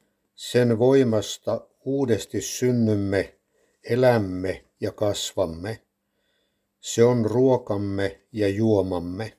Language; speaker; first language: Finnish; native; Finnish